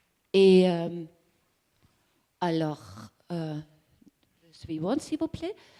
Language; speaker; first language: French; non-native, learner; German